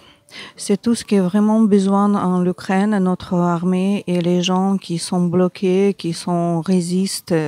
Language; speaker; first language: French; non-native, learner; Ukrainian